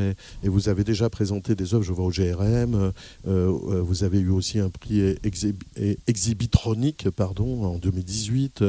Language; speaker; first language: French; native; French